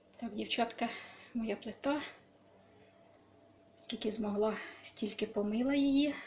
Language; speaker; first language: Ukrainian; native; Ukrainian